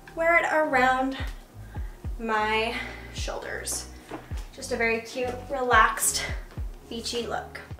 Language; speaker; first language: English; native; English